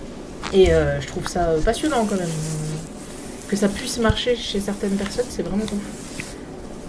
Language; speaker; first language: French; native; French